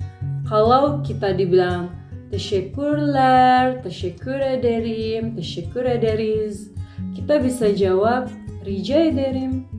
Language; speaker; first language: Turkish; non-native, fluent; Indonesian